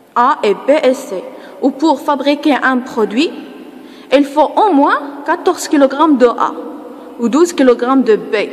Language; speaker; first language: French; non-native, local second language; Arabic